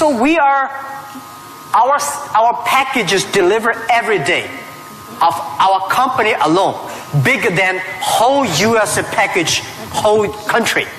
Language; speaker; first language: English; non-native, fluent; Chinese